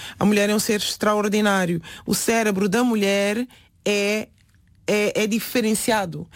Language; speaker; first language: Portuguese; non-native, local second language; Upper Guinea Crioulo